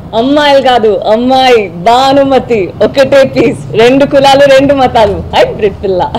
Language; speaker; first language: Telugu; non-native, learner; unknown